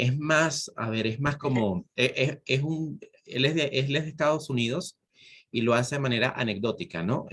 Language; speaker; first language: Spanish; native; Spanish